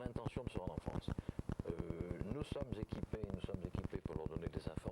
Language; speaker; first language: French; native; French